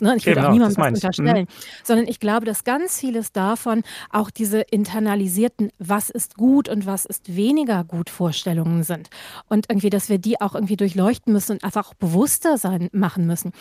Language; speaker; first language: German; native; German